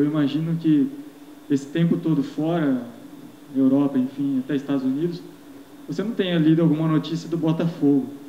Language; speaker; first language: Portuguese; native; Portuguese